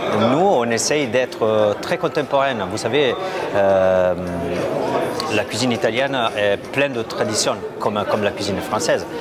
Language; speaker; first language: French; non-native, fluent; Italian